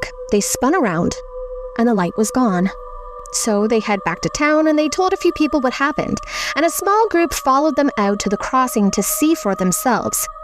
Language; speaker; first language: English; native; English